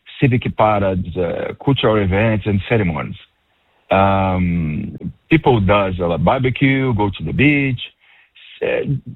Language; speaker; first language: English; non-native, fluent; Portuguese